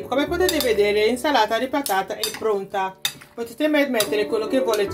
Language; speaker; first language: Italian; non-native, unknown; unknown